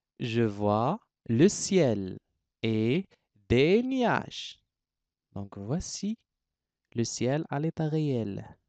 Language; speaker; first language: French; non-native, local second language; Arabic